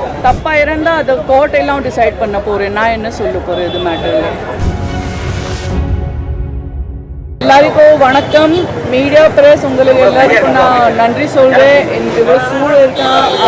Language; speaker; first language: Tamil; non-native, fluent; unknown